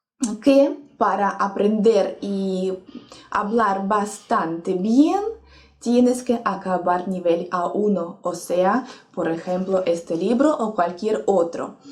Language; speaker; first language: Spanish; non-native, fluent; Russian